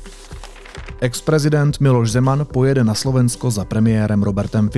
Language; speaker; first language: Czech; native; Czech